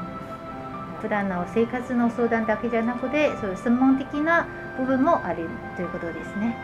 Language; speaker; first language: Japanese; non-native, fluent; Chinese